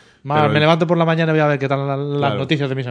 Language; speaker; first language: Spanish; native; Spanish